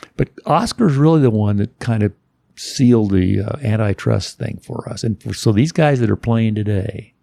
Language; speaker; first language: English; native; English